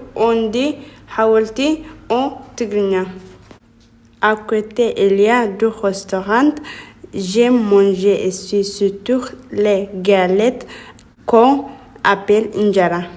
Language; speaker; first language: French; non-native, learner; Tigrinya